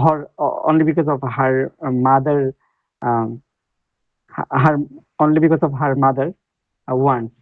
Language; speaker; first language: English; non-native, learner; Bangla